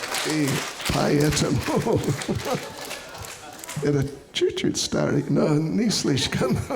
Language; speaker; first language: Russian; non-native, learner; English